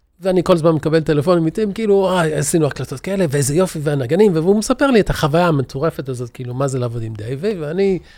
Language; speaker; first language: Hebrew; early bilingual, other home language; English